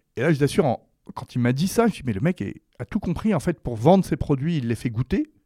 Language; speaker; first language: French; native; French